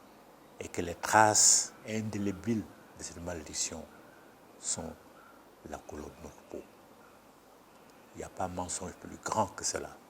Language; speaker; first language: French; non-native, local second language; Bambara